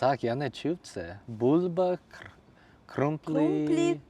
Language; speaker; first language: Ukrainian; non-native, learner; English